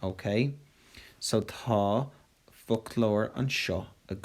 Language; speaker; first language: Irish; non-native, local second language; English